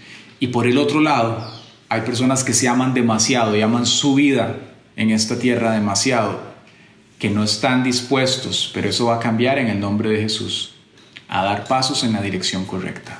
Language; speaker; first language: Spanish; native; Spanish